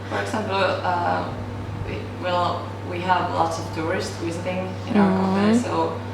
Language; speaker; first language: English; non-native, fluent; Finnish